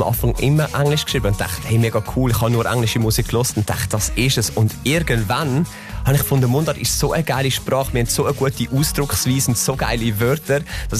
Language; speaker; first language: German; native; German